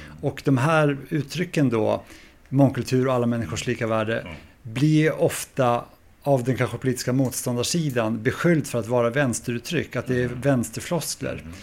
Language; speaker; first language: Swedish; native; Swedish